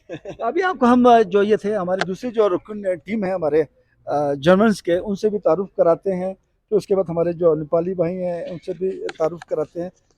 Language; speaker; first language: Hindi; non-native, local second language; Balti